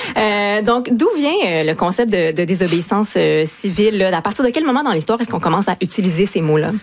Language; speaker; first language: French; native; French